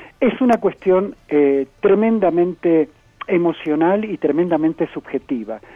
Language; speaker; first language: Spanish; native; Spanish